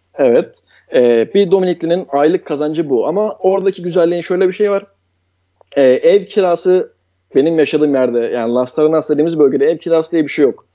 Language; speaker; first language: Turkish; native; Turkish